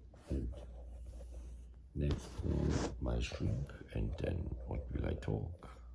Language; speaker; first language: English; non-native, fluent; German